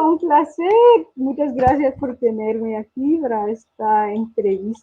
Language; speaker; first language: Spanish; non-native, fluent; English